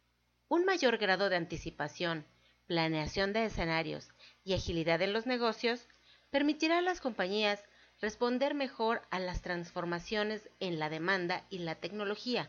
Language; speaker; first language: Spanish; native; Spanish